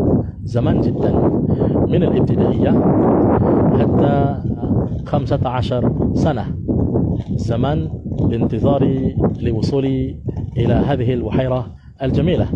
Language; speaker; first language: Arabic; non-native, fluent; Indonesian